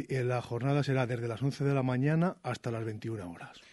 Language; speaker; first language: Spanish; native; Spanish